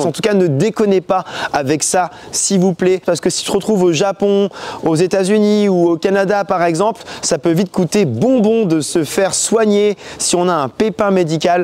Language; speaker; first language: French; native; French